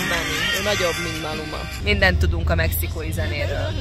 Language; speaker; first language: Hungarian; native; Hungarian